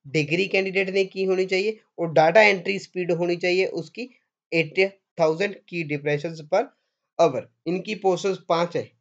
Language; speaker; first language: Hindi; non-native, local second language; Punjabi